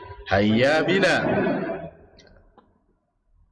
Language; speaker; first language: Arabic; non-native, local second language; Indonesian